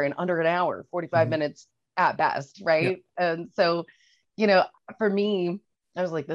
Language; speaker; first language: English; native; English